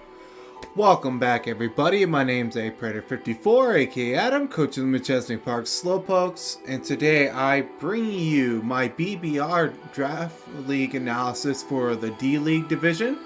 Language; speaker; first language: English; native; English